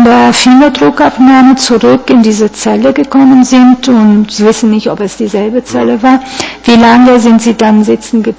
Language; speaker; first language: German; non-native, fluent; Italian